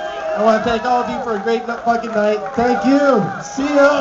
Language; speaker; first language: English; native; English